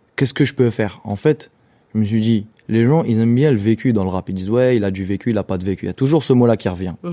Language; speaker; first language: French; non-native, local second language; Arabic